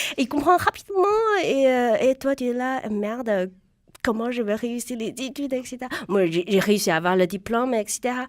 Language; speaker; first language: French; non-native, fluent; Chinese